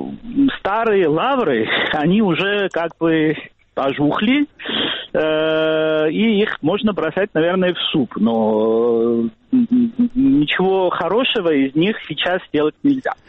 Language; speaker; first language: Russian; non-native, fluent; Georgian